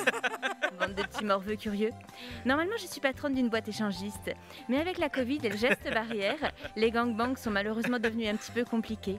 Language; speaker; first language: French; native; French